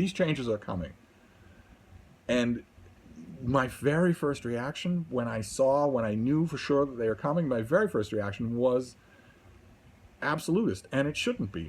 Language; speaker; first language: English; native; English